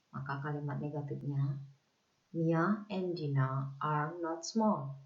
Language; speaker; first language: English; non-native, fluent; Indonesian